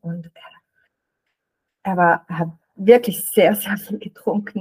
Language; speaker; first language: German; native; German